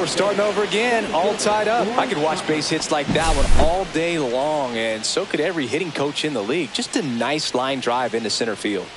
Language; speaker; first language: English; native; English